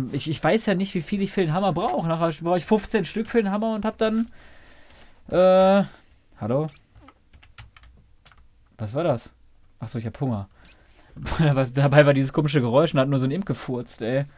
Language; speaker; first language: German; native; German